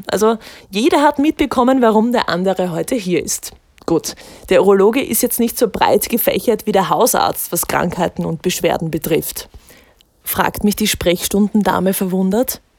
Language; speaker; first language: German; native; German